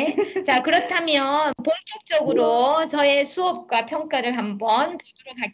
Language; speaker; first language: Korean; native; Korean